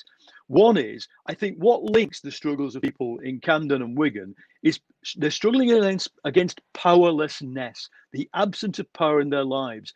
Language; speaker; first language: English; native; English